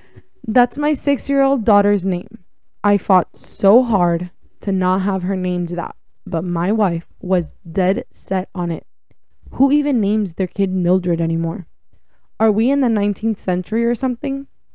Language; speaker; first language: English; early bilingual, other home language; Spanish